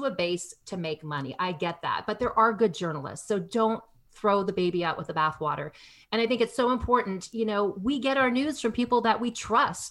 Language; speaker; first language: English; native; English